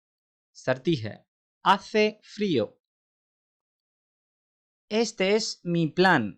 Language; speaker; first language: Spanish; non-native, fluent; Urdu